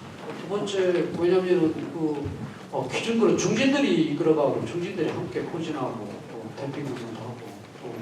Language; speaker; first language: Korean; native; Korean